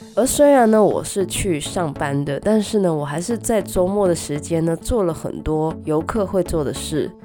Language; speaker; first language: Chinese; native; Chinese